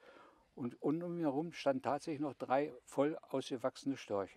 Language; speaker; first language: German; native; German